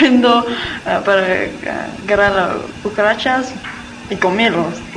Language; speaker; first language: Spanish; non-native, learner; English